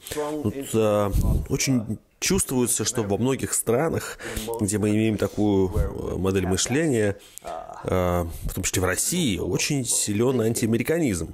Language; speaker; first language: Russian; native; Russian